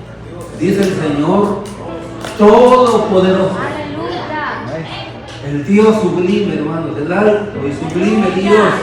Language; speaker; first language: Spanish; native; Spanish